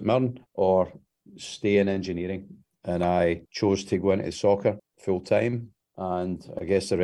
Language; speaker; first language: English; native; English